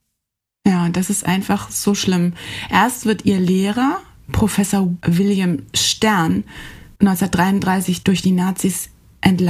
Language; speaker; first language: German; native; German